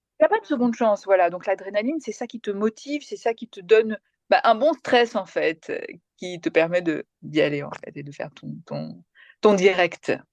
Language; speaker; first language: French; early bilingual, other home language; Malayalam